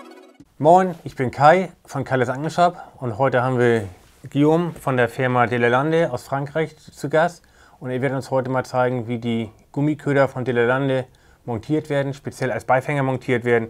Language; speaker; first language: German; native; German